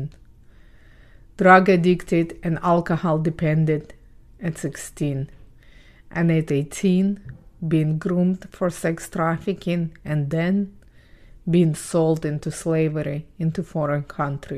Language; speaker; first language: English; non-native, fluent; Ukrainian